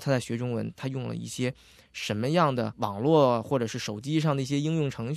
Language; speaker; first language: Chinese; native; Chinese